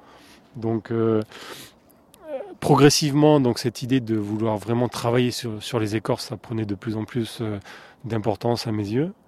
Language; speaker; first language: French; native; French